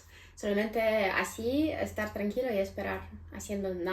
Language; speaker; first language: Spanish; non-native, fluent; Ukrainian